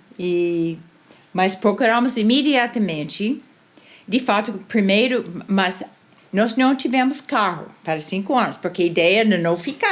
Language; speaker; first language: Portuguese; non-native, fluent; English